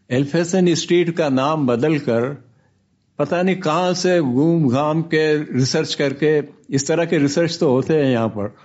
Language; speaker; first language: Urdu; non-native, local second language; Baluchi